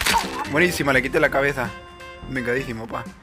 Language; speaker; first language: Spanish; native; Spanish